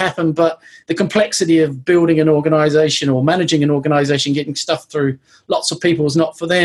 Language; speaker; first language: English; native; English